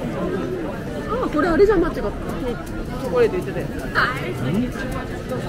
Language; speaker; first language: Japanese; native; Japanese